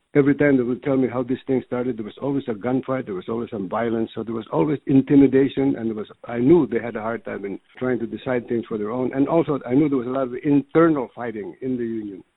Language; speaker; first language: English; early bilingual, other home language; Filipino